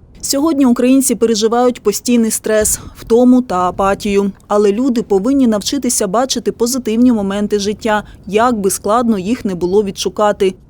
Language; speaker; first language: Ukrainian; native; Ukrainian